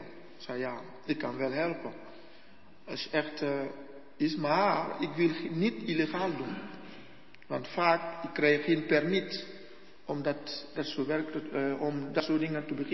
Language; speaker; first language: Dutch; non-native, learner; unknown